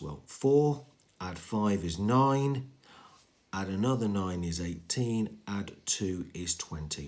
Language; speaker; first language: English; native; English